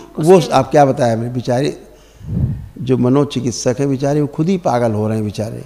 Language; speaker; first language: Hindi; native; Hindi